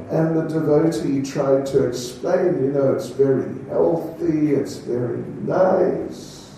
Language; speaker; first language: English; native; English